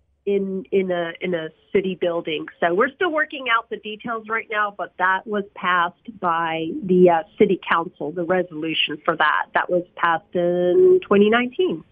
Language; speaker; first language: English; early bilingual, other home language; Spanish